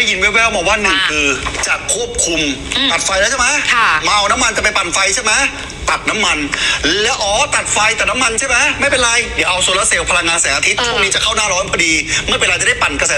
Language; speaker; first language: Thai; native; Thai